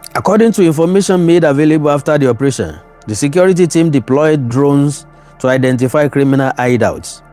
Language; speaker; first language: English; non-native, local second language; Yoruba